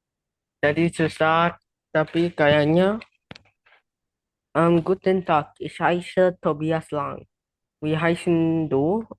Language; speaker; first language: German; non-native, learner; Indonesian